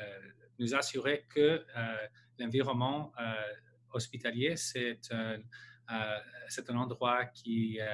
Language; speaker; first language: French; non-native, local second language; English